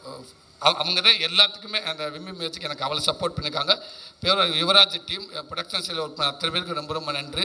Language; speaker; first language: Tamil; native; Tamil